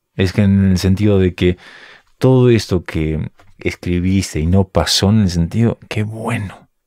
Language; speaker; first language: Spanish; native; Spanish